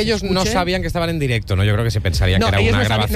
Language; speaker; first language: Spanish; native; Spanish